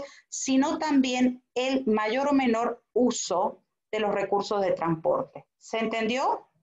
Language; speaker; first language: Spanish; native; Spanish